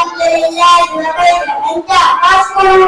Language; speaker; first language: Arabic; non-native, learner; Swahili